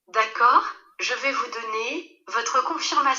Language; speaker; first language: French; native; French